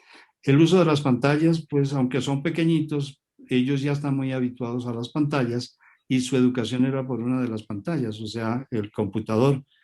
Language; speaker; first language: Spanish; native; Spanish